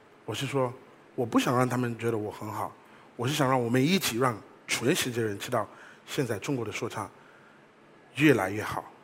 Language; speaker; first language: Chinese; non-native, fluent; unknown